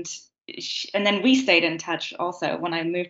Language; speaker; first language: English; native; English